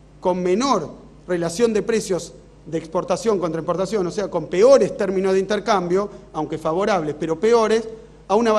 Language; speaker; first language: Spanish; native; Spanish